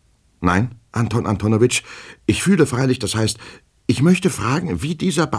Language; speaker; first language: German; native; German